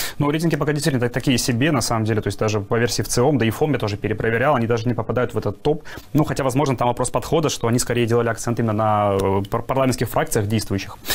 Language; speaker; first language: Russian; native; Russian